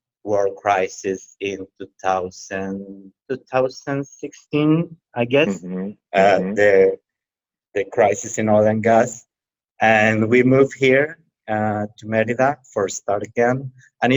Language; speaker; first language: English; non-native, fluent; Spanish